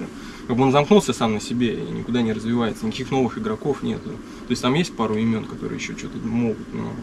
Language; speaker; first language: Russian; native; Russian